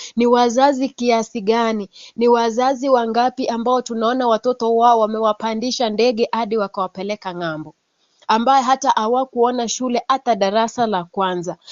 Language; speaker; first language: Swahili; non-native, local second language; Kalenjin